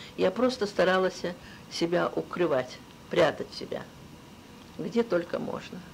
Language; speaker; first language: Russian; native; Russian